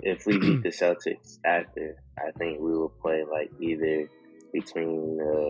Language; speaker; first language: English; native; English